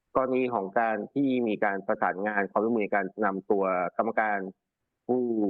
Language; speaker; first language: Thai; native; Thai